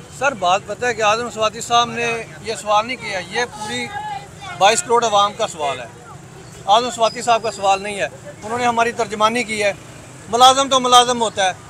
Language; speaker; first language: Urdu; non-native, local second language; Punjabi